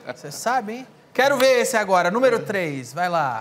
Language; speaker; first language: Portuguese; native; Portuguese